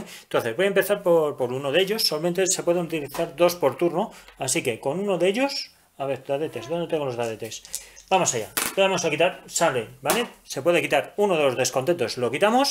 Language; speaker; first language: Spanish; native; Spanish